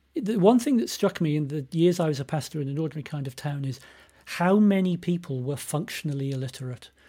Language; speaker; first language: English; native; English